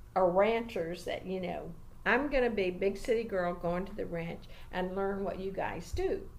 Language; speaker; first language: English; native; English